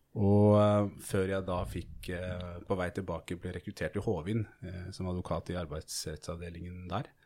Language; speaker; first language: Norwegian; native; Norwegian